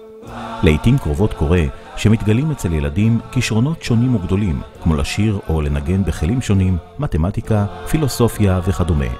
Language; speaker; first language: Hebrew; native; Hebrew